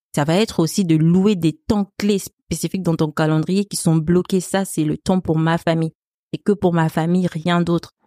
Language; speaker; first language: French; non-native, local second language; Lingala